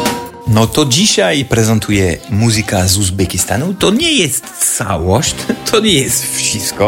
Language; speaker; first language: Polish; non-native, fluent; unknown